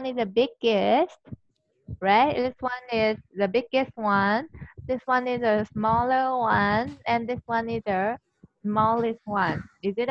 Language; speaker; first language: English; non-native, fluent; Vietnamese